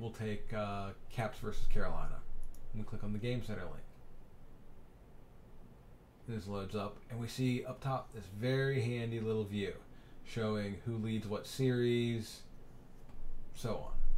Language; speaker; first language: English; native; English